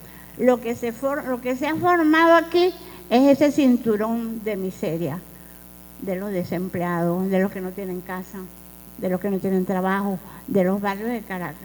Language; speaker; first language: Spanish; native; Spanish